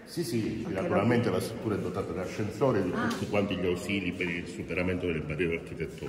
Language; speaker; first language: Italian; native; Italian